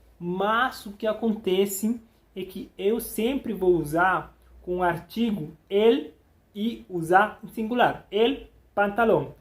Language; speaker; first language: Portuguese; non-native, fluent; Spanish